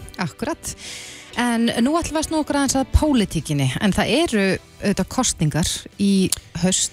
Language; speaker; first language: Icelandic; native; Icelandic